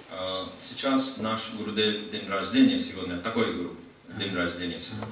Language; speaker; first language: Russian; non-native, learner; Hindi